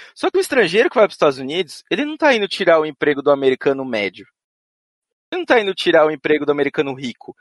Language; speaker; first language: Portuguese; native; Portuguese